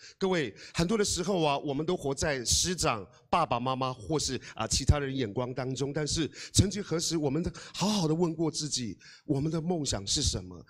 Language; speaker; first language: Chinese; non-native, local second language; Amis